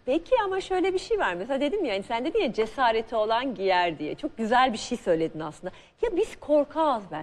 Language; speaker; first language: Turkish; native; Turkish